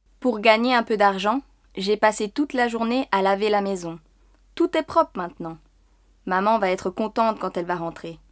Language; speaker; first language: French; native; French